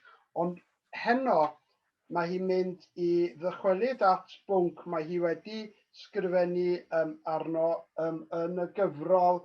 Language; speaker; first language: Welsh; native; Welsh